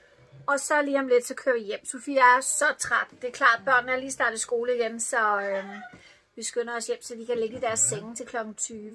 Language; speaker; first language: Danish; native; Danish